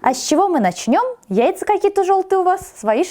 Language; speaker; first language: Russian; native; Russian